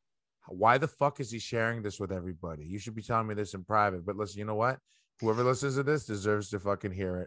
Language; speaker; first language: English; early bilingual, other home language; Spanish